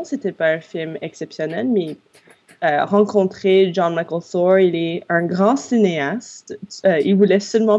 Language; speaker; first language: French; non-native, local second language; English